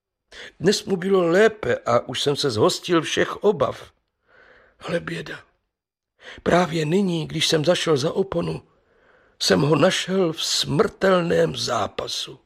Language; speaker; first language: Czech; native; Czech